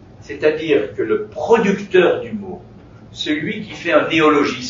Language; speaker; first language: French; native; French